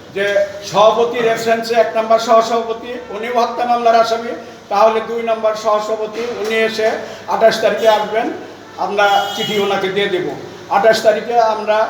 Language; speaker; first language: Bangla; native; Bangla